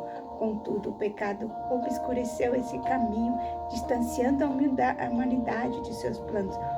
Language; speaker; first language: Portuguese; native; Portuguese